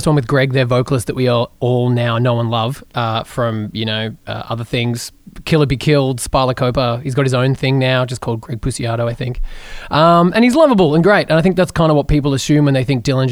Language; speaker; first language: English; native; English